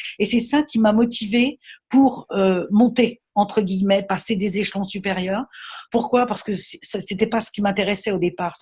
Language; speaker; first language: French; native; French